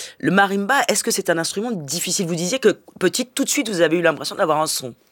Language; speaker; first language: French; native; French